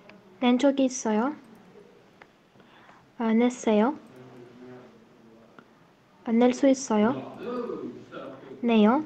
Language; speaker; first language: Korean; non-native, learner; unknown